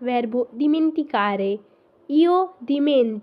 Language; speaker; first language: Italian; non-native, fluent; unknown